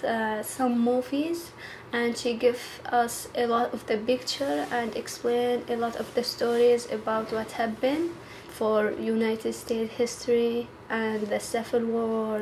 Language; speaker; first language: English; non-native, learner; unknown